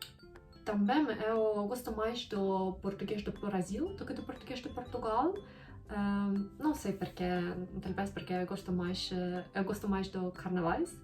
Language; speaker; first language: Portuguese; non-native, learner; Ukrainian